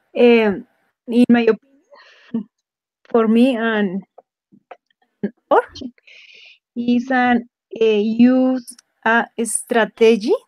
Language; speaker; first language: English; non-native, learner; Spanish